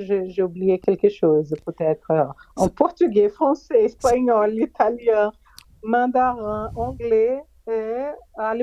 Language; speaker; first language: French; non-native, fluent; Portuguese